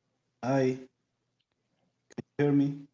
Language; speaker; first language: English; non-native, learner; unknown